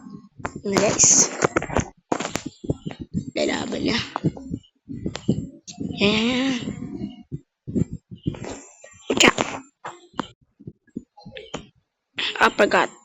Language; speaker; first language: Filipino; native; Filipino